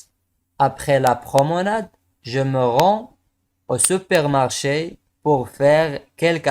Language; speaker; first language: French; non-native, local second language; Arabic